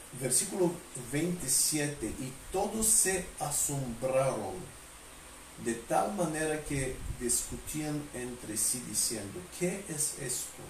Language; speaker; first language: Spanish; non-native, fluent; Bulgarian